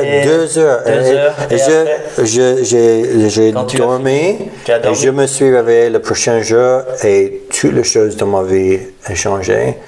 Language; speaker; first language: French; non-native, learner; English